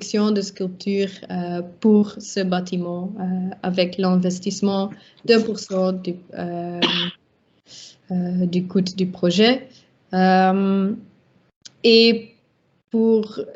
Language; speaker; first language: French; non-native, local second language; Dutch